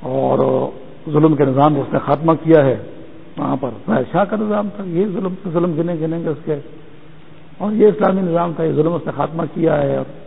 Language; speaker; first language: Urdu; non-native, local second language; Pashto